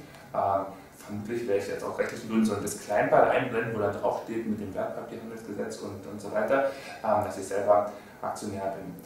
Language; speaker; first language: German; native; German